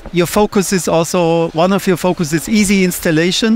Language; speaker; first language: English; non-native, fluent; German